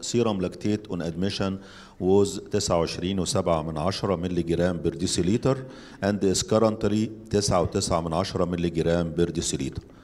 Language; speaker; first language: English; non-native, fluent; Arabic